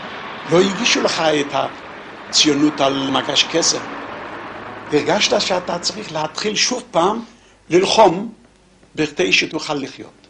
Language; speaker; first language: Hebrew; non-native, fluent; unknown